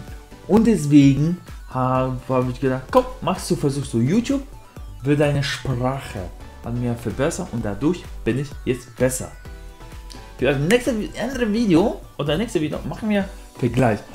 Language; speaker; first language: German; non-native, learner; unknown